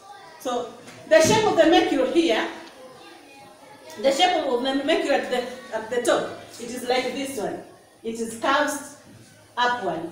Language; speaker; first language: English; non-native, local second language; Swahili